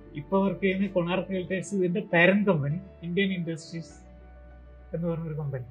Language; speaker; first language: Malayalam; native; Malayalam